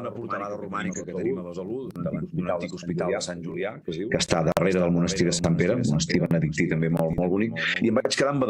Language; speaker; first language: Catalan; native; Catalan